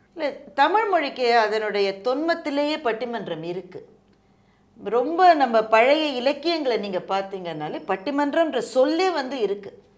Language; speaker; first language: Tamil; native; Tamil